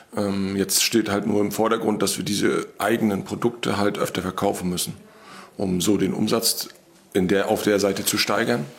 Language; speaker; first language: German; native; German